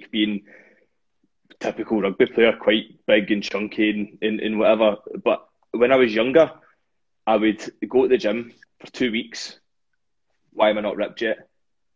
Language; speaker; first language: English; native; English